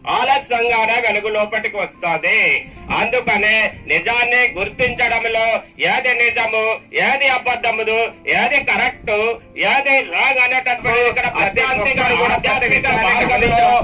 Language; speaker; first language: Telugu; non-native, local second language; Lambadi